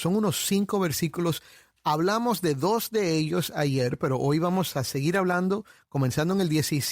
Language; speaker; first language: Spanish; native; Spanish